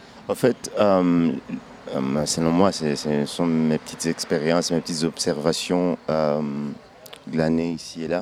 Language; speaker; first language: French; non-native, local second language; Kinyarwanda